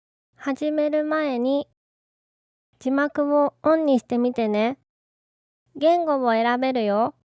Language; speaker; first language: Japanese; native; Japanese